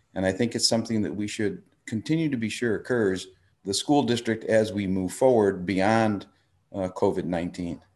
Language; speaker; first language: English; native; English